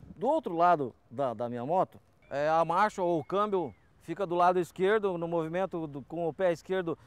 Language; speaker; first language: Portuguese; native; Portuguese